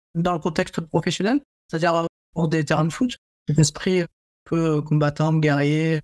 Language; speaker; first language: French; native; French